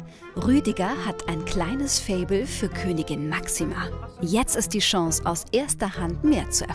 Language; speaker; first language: German; native; German